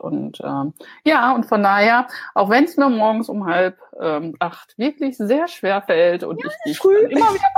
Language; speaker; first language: German; native; German